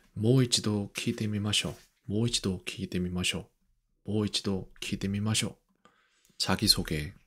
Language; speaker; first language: Japanese; non-native, learner; Korean